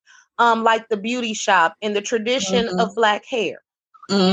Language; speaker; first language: English; native; English